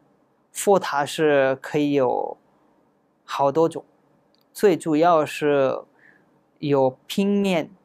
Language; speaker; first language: Chinese; non-native, fluent; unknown